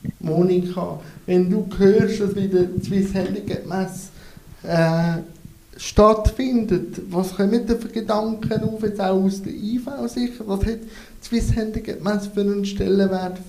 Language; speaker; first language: German; native; German